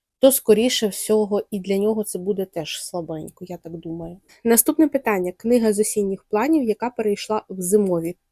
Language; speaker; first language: Ukrainian; non-native, local second language; Russian